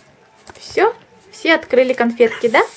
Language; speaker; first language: Russian; native; Russian